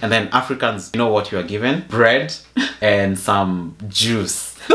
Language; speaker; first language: English; non-native, local second language; Gusii